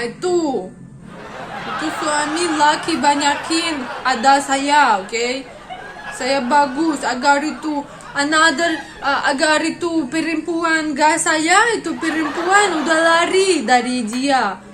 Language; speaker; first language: Indonesian; non-native, learner; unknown